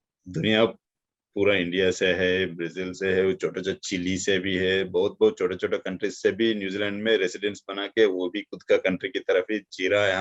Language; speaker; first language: Hindi; non-native, local second language; Telugu